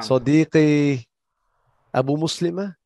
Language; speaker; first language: Arabic; non-native, learner; English